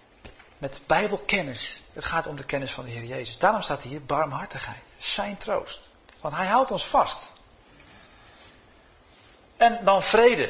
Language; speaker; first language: Dutch; native; Dutch